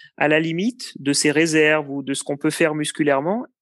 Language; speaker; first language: French; native; French